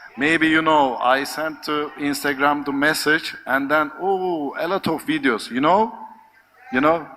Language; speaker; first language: English; non-native, learner; Turkish